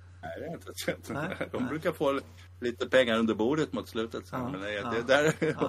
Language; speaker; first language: Swedish; native; Swedish